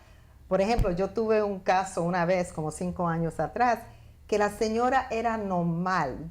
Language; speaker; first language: Spanish; early bilingual, heritage; Spanish